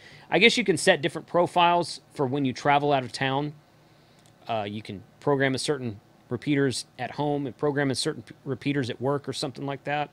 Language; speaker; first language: English; native; English